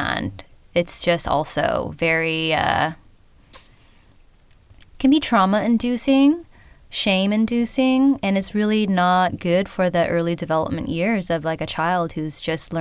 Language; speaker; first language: English; early bilingual, other home language; Khmer